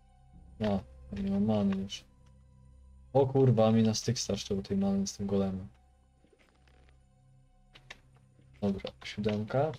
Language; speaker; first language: Polish; native; Polish